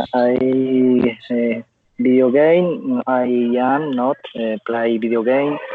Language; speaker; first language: English; non-native, learner; Spanish